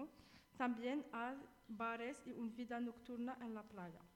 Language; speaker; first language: Spanish; non-native, learner; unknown